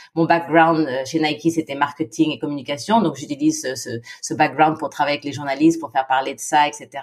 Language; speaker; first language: French; non-native, fluent; Filipino